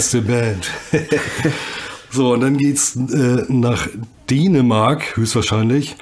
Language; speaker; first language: German; native; German